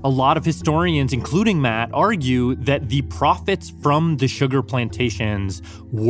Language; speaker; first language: English; native; English